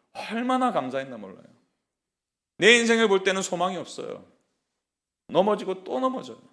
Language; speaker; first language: Korean; native; Korean